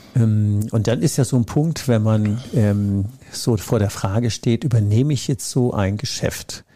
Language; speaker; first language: German; native; German